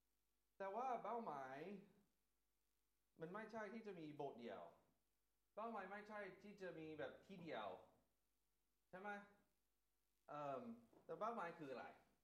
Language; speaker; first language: Thai; non-native, fluent; English